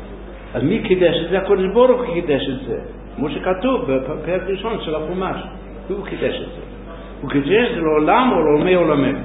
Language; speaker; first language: Hebrew; non-native, fluent; English